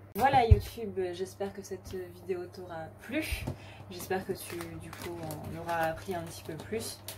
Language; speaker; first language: French; native; French